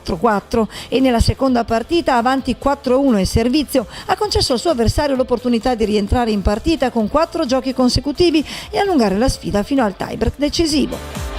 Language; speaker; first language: Italian; native; Italian